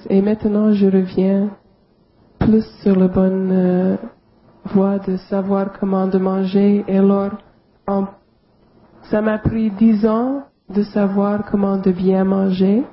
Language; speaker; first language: French; non-native, local second language; English